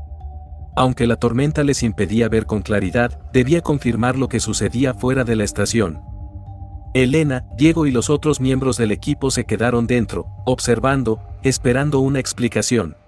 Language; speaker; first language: Spanish; native; Spanish